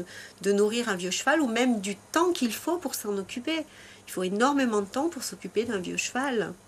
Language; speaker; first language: French; native; French